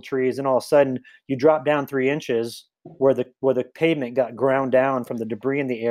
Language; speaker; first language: English; native; English